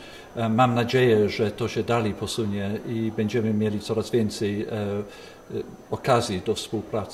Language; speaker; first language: Polish; early bilingual, heritage; Polish